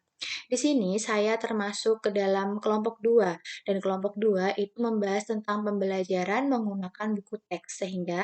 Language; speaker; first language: Indonesian; native; Indonesian